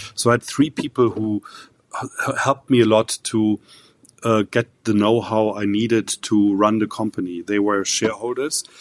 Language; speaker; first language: English; non-native, fluent; German